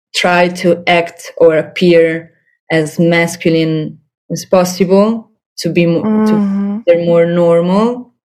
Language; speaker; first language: English; non-native, fluent; Italian